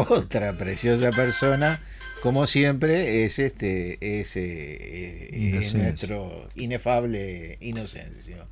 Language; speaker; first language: Spanish; native; Spanish